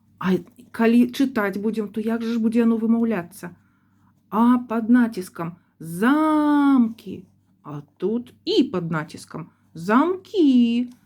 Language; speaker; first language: Belarusian; non-native, local second language; Russian